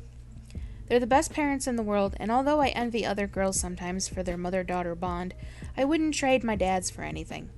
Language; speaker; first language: English; native; English